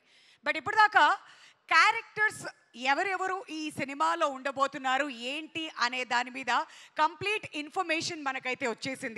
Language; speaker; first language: Telugu; native; Telugu